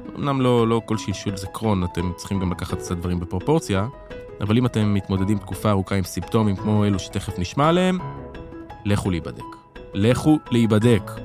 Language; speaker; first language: Hebrew; native; Hebrew